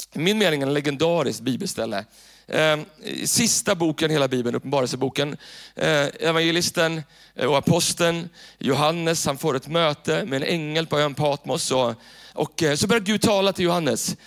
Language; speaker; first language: Swedish; native; Swedish